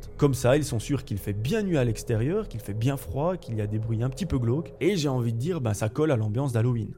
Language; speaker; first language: French; native; French